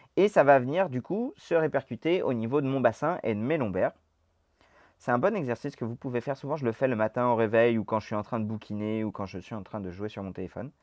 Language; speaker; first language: French; native; French